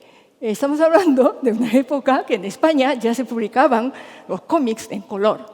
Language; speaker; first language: Spanish; non-native, fluent; Japanese